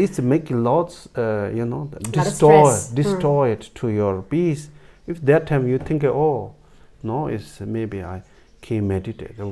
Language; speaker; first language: English; non-native, learner; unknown